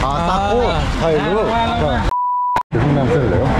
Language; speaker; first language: Thai; non-native, learner; Korean